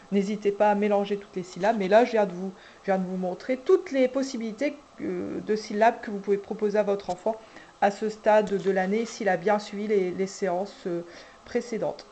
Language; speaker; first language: French; native; French